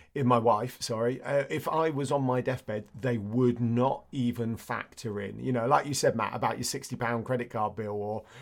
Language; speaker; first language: English; native; English